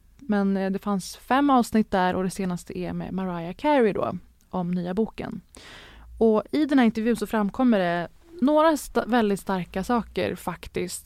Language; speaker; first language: Swedish; native; Swedish